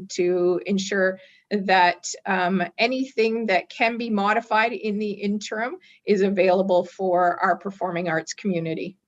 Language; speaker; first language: English; native; English